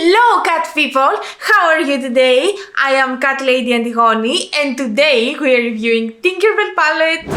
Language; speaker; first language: English; non-native, fluent; Greek